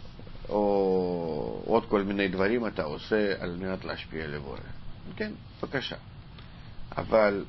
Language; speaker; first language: Hebrew; non-native, fluent; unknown